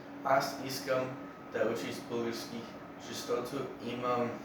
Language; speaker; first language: Bulgarian; non-native, learner; English